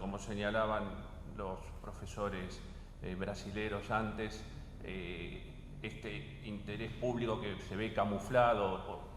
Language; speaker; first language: Spanish; native; Spanish